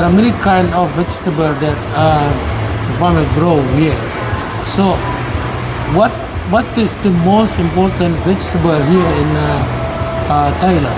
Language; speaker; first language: English; non-native, learner; Indonesian